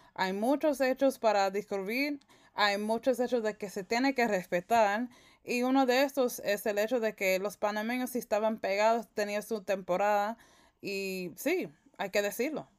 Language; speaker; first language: Spanish; early bilingual, heritage; Spanish